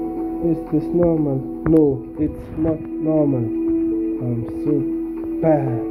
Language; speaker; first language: English; non-native, learner; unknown